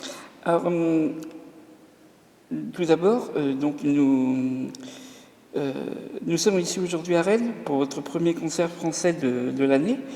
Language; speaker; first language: French; native; French